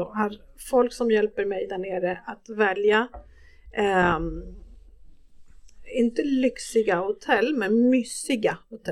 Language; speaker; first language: Swedish; non-native, fluent; Spanish